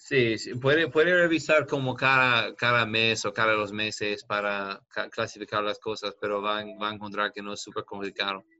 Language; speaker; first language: Spanish; non-native, learner; English